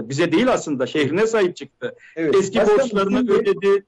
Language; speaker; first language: Turkish; native; Turkish